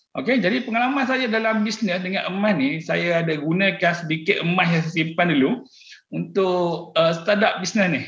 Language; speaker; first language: Malay; native; Malay